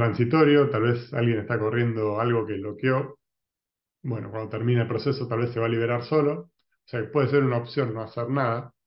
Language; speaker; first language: Spanish; native; Spanish